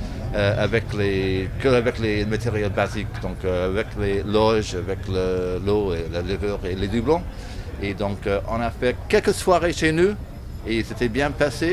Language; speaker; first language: French; non-native, fluent; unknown